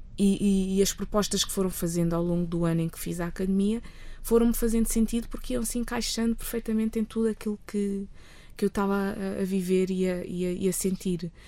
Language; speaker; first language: Portuguese; early bilingual, other home language; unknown